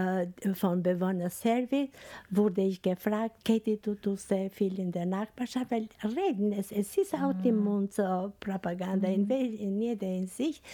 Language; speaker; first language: German; non-native, fluent; Albanian